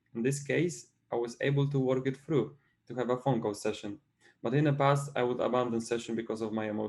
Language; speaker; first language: English; non-native, fluent; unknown